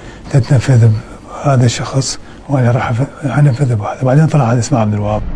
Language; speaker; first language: Arabic; native; Arabic